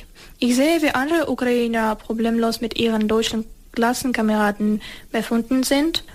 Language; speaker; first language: German; non-native, learner; Ukrainian